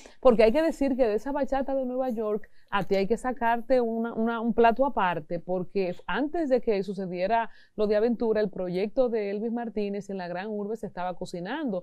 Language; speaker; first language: Spanish; native; Spanish